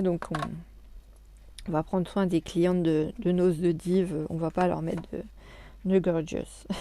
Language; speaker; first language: French; native; French